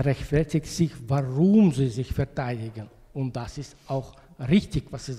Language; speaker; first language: German; non-native, learner; Russian